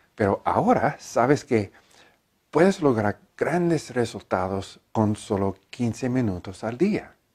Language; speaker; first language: Spanish; non-native, learner; English